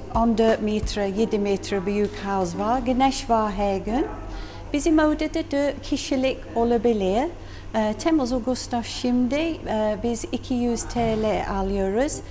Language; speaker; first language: Turkish; non-native, learner; English